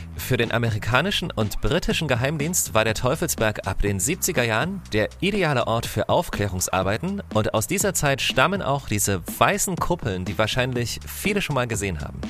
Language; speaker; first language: German; native; German